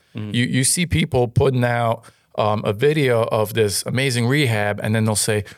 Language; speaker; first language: English; non-native, fluent; Ukrainian